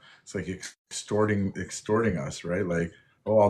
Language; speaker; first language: English; native; English